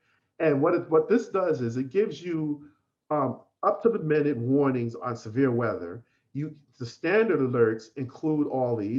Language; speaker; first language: English; native; English